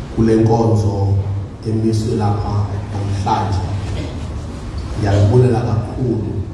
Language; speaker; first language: Zulu; non-native, local second language; Xhosa